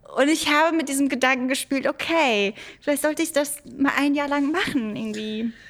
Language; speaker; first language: German; early bilingual, other home language; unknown